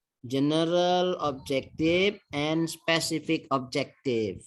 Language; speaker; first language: English; non-native, fluent; Indonesian